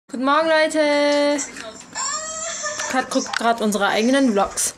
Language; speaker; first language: German; native; German